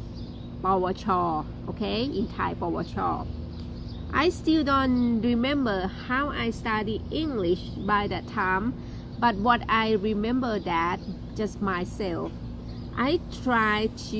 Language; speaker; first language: English; non-native, learner; Thai